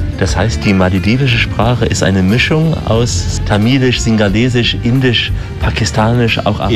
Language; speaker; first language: German; native; German